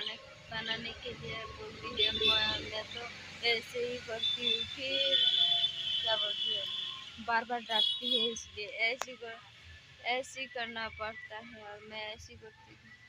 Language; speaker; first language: Hindi; non-native, local second language; Bangla